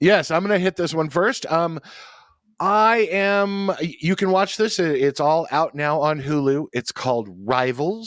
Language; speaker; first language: English; native; English